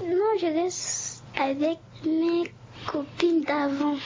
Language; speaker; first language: French; non-native, local second language; Sango